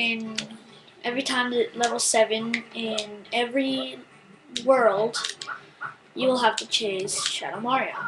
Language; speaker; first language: English; native; English